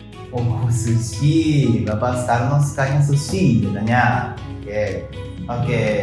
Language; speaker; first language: Indonesian; non-native, fluent; Japanese